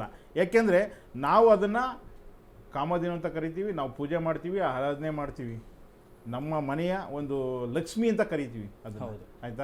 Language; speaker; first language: Kannada; native; Kannada